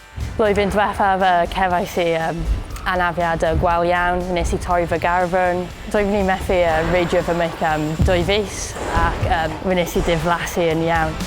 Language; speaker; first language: Welsh; non-native, local second language; English